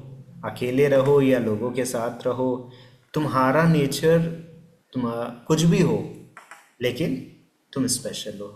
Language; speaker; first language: Hindi; native; Hindi